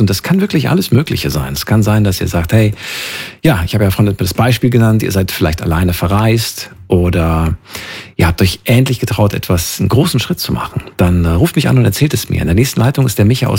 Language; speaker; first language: German; native; German